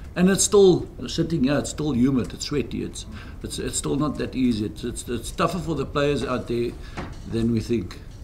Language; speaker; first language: English; non-native, local second language; Afrikaans